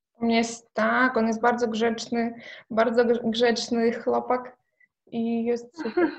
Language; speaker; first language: Polish; non-native, fluent; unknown